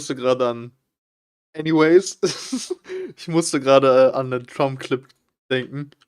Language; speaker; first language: German; native; German